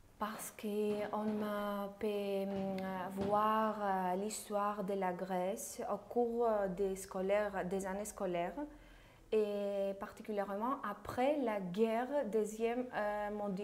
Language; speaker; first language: French; non-native, fluent; Greek